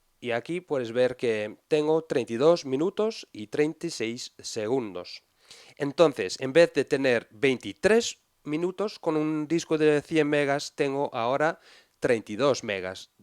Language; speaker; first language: Spanish; non-native, fluent; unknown